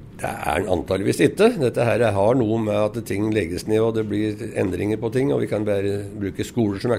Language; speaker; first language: Norwegian; native; Norwegian